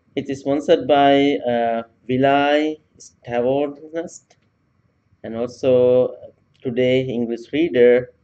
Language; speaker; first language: English; non-native, local second language; Sinhala